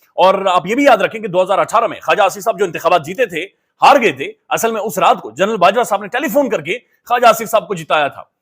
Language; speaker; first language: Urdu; native; Urdu